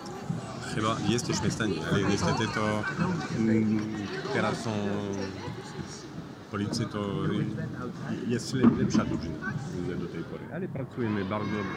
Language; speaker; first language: Polish; non-native, fluent; French